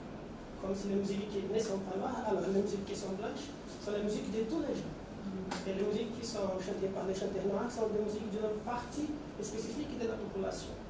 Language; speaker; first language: French; non-native, fluent; Portuguese